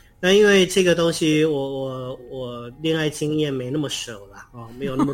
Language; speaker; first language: Chinese; native; Chinese